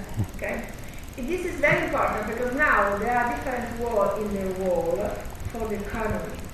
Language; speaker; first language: English; non-native, learner; Italian